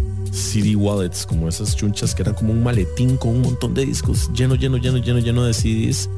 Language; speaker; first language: Spanish; native; Spanish